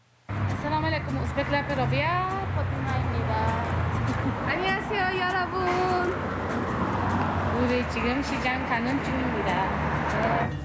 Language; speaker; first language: Korean; non-native, learner; Uzbek